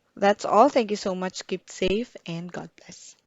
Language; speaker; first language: English; non-native, local second language; Filipino